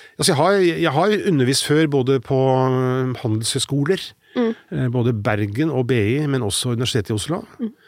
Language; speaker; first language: Norwegian; native; Norwegian